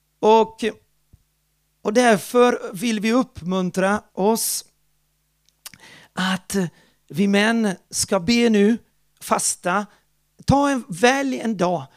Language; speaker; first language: Swedish; non-native, fluent; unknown